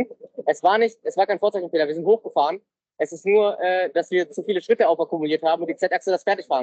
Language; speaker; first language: German; native; German